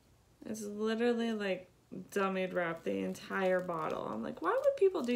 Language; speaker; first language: English; native; English